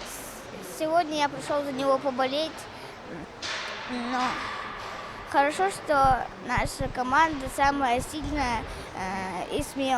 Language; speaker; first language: Russian; non-native, local second language; Ingush